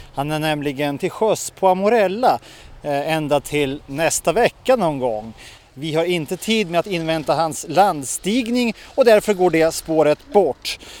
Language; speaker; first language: Swedish; native; Swedish